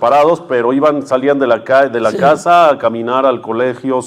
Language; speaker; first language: Spanish; native; Spanish